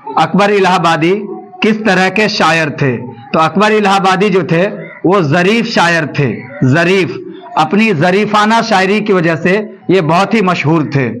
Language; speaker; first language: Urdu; native; Urdu